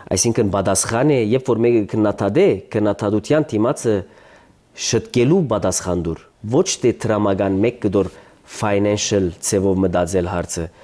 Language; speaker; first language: Armenian; early bilingual, heritage; Armenian